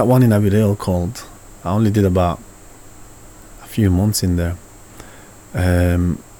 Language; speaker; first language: English; non-native, fluent; Spanish